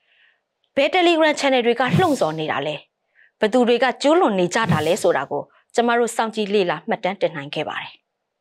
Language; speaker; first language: Burmese; native; Burmese